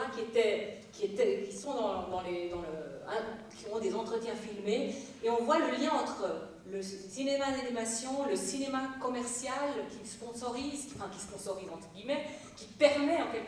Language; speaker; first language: French; native; French